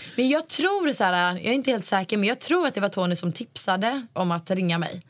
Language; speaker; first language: Swedish; native; Swedish